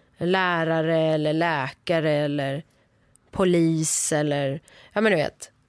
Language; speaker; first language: Swedish; early bilingual, other home language; Persian